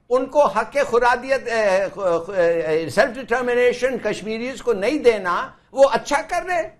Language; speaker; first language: Urdu; native; Urdu